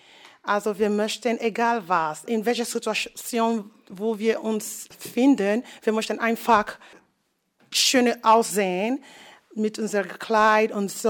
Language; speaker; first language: German; non-native, learner; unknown